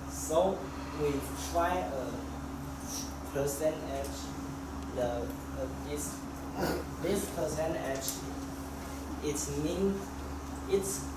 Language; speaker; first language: English; non-native, learner; Chinese